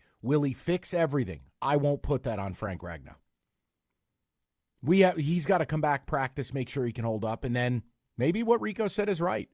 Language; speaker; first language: English; native; English